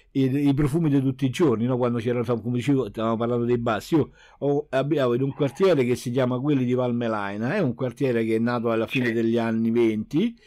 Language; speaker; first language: Italian; native; Italian